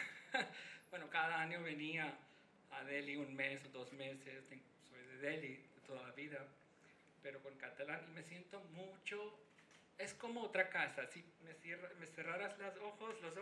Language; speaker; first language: Spanish; non-native, fluent; Hindi